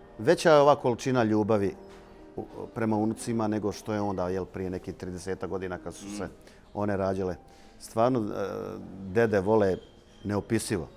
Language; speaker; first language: Bosnian; native; Bosnian